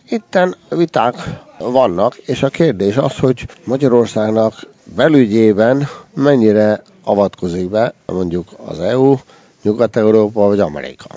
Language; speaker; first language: Hungarian; early bilingual, heritage; Hungarian